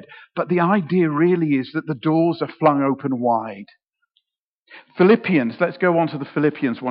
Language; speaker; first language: English; native; English